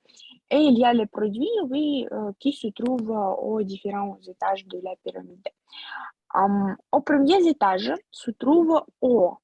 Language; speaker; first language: French; non-native, fluent; Russian